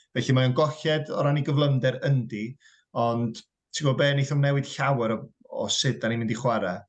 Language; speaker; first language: Welsh; native; Welsh